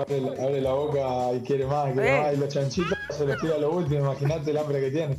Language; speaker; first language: Spanish; native; Spanish